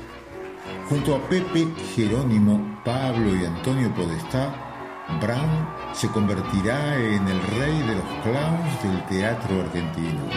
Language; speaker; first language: Spanish; native; Spanish